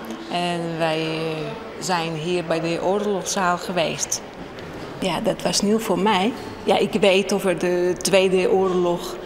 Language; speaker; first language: Dutch; non-native, learner; Spanish